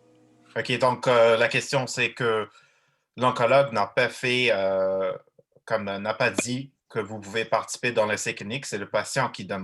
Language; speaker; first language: French; non-native, local second language; English